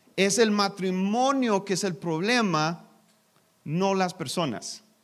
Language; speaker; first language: Spanish; non-native, learner; English